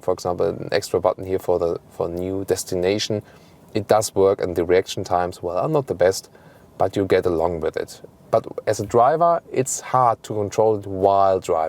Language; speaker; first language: English; non-native, fluent; German